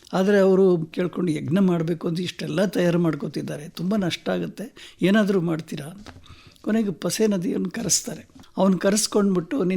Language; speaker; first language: Kannada; native; Kannada